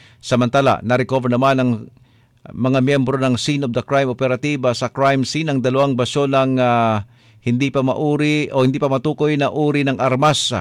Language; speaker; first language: Filipino; non-native, local second language; Cebuano